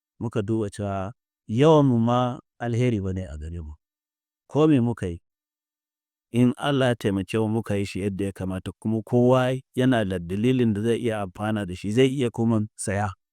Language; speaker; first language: Hausa; native; Hausa